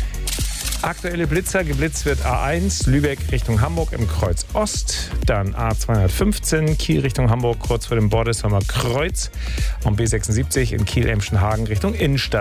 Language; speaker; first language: German; native; German